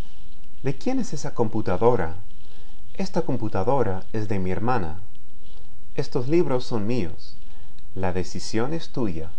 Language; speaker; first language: Spanish; non-native, fluent; English